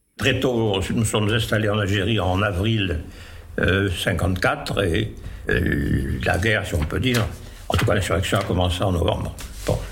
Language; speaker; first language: French; native; French